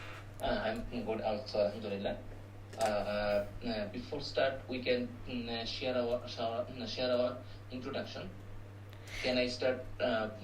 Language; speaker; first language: English; non-native, learner; Bangla